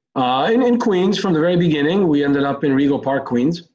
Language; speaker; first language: English; early bilingual, other home language; Hebrew